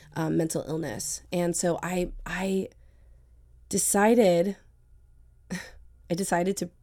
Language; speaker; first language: English; native; English